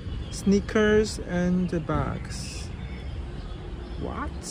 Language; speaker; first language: English; non-native, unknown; Chinese